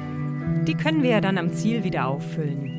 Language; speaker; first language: German; native; German